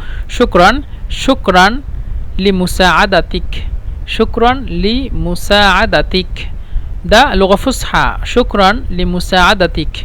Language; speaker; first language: Arabic; non-native, fluent; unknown